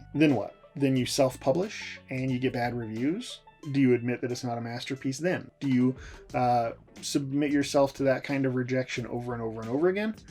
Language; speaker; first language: English; native; English